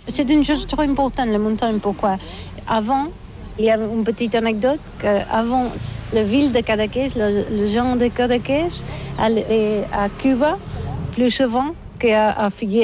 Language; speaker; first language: French; non-native, learner; Catalan